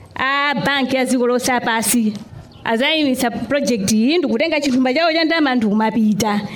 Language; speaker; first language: Nyanja; native; Nyanja